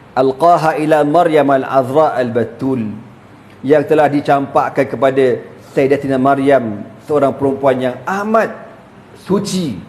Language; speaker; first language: Malay; native; Malay